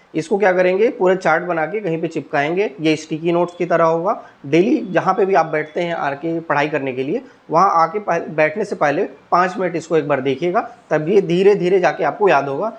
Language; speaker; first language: Hindi; native; Hindi